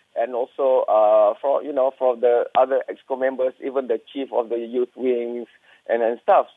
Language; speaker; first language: English; non-native, local second language; Malay